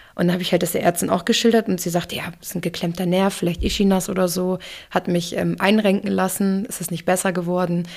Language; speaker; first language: German; early bilingual, other home language; English